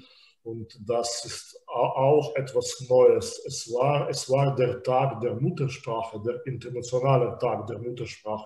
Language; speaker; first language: German; non-native, fluent; Belarusian